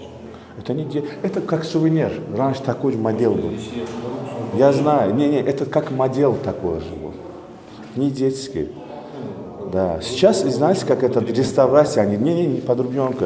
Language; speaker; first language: Russian; non-native, local second language; Azerbaijani